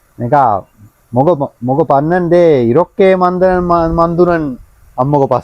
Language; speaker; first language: Korean; non-native, learner; Sinhala